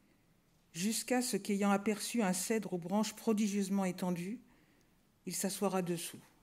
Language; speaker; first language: French; native; French